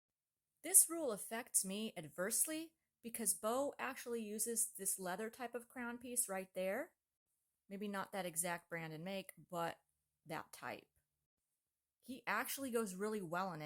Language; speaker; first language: English; native; English